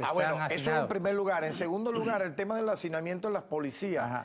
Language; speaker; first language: Spanish; native; Spanish